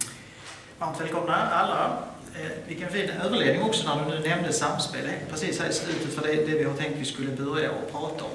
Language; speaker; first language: Swedish; native; Swedish